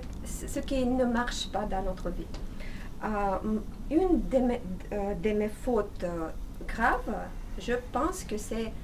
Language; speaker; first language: French; non-native, fluent; Russian